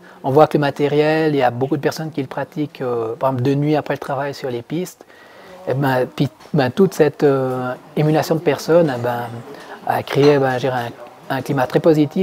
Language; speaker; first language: French; native; French